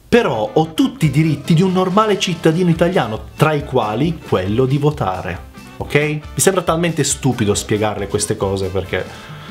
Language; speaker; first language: Italian; early bilingual, other home language; Macedonian